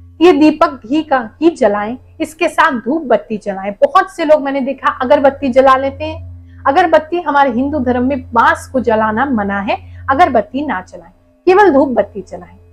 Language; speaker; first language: Hindi; native; Hindi